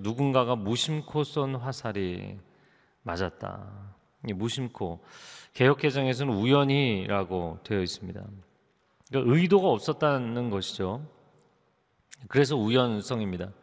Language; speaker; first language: Korean; native; Korean